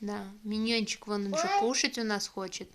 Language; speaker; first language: Russian; native; Russian